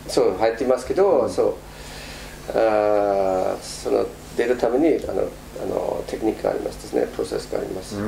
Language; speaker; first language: Japanese; non-native, fluent; German